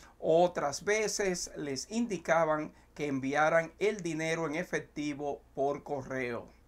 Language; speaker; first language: Spanish; native; Spanish